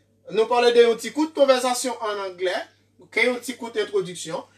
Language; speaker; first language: French; native; French